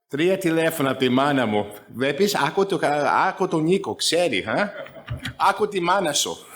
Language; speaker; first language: Greek; early bilingual, heritage; Greek